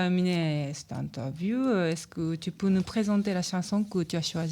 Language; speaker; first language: French; non-native, learner; Japanese